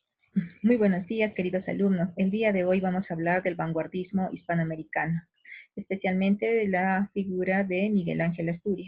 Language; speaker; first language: Spanish; native; Spanish